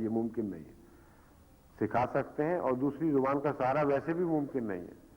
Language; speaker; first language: Urdu; native; Urdu